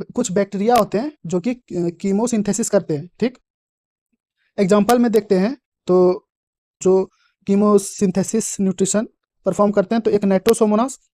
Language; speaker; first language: Hindi; native; Hindi